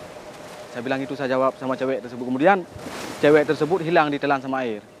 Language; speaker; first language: Indonesian; native; Indonesian